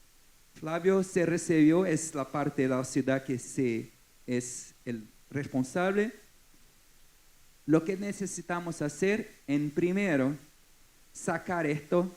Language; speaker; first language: Spanish; non-native, fluent; Portuguese